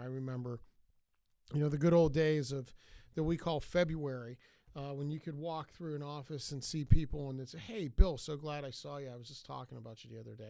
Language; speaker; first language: English; native; English